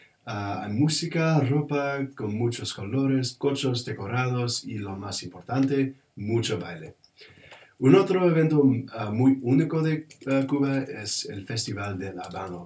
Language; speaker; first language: Spanish; non-native, learner; English